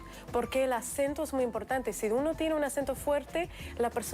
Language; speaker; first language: Spanish; non-native, fluent; Russian